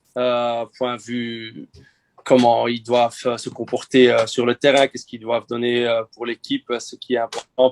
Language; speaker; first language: French; non-native, local second language; Dutch